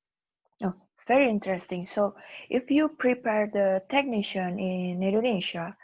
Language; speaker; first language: English; non-native, fluent; Indonesian